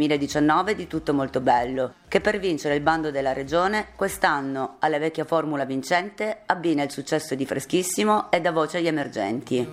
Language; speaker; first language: Italian; native; Italian